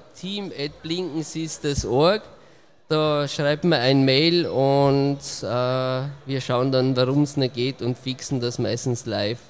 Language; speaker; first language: German; native; German